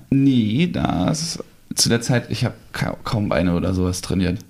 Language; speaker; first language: German; native; German